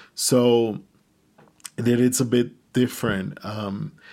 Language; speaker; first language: English; non-native, fluent; Portuguese